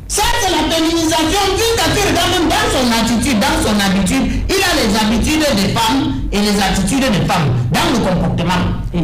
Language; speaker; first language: French; native; French